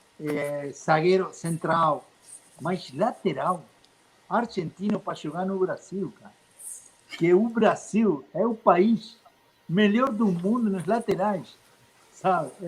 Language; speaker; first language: Portuguese; non-native, fluent; Spanish